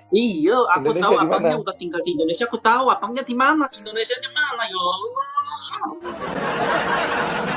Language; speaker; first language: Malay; non-native, fluent; Korean